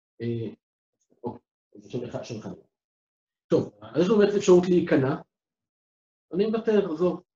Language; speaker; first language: Hebrew; native; Hebrew